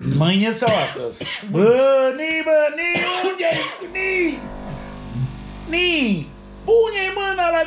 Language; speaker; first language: Romanian; native; Romanian